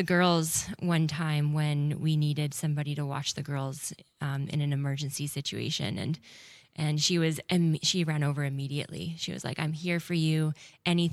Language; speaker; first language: English; native; English